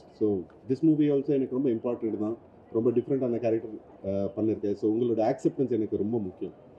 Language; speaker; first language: Tamil; non-native, fluent; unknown